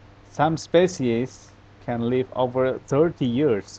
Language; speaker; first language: English; non-native, fluent; Indonesian